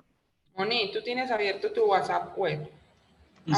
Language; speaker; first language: Spanish; native; Spanish